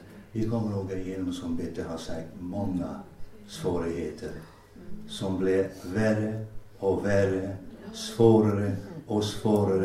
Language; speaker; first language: Swedish; non-native, fluent; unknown